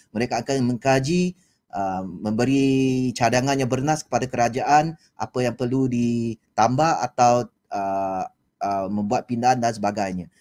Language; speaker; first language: Malay; non-native, local second language; Chinese